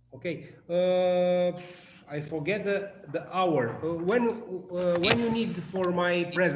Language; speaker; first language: English; non-native, learner; Romanian